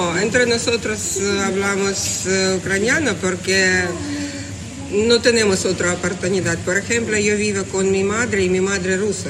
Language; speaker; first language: Spanish; non-native, learner; Russian